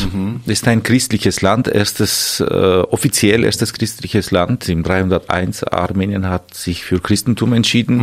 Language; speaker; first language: German; non-native, fluent; Armenian